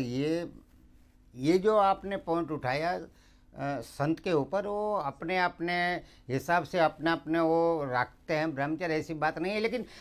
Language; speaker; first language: Hindi; native; Hindi